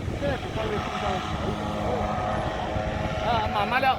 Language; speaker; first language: Korean; non-native, learner; Lao